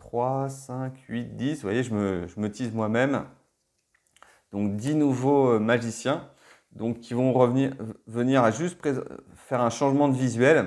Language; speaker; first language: French; native; French